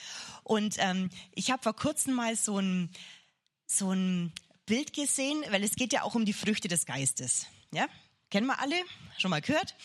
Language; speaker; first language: German; native; German